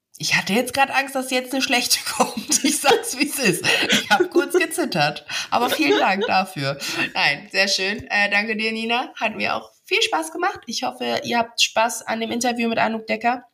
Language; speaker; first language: German; native; German